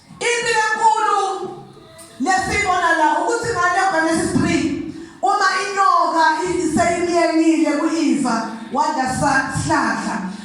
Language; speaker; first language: Zulu; non-native, local second language; Swati